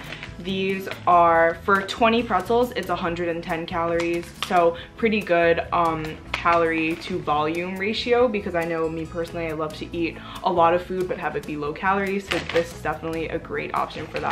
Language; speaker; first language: English; native; English